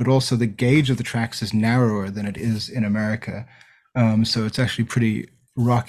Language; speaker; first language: English; native; English